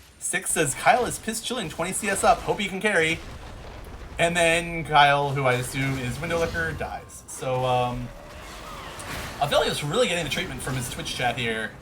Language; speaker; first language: English; native; English